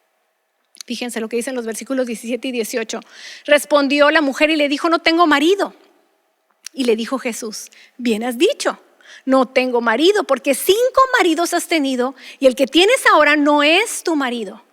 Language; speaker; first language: Spanish; native; Spanish